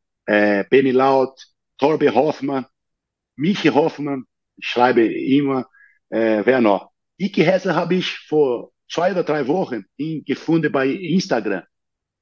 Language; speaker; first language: German; non-native, learner; Portuguese